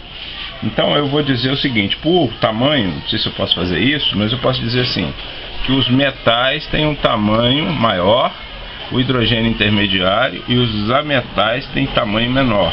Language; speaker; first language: Portuguese; native; Portuguese